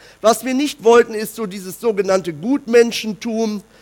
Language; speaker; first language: German; native; German